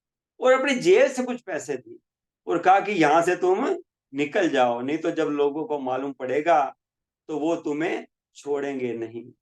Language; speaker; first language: Hindi; native; Hindi